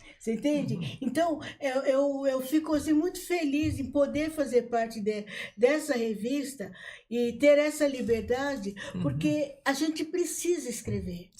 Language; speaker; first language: Portuguese; native; Portuguese